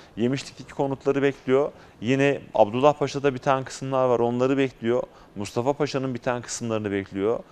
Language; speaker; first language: Turkish; native; Turkish